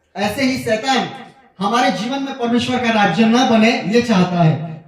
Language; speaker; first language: Hindi; non-native, local second language; Gujarati